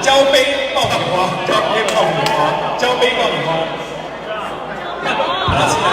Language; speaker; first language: Chinese; native; Chinese